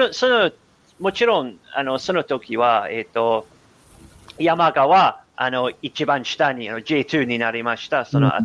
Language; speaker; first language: Japanese; non-native, learner; English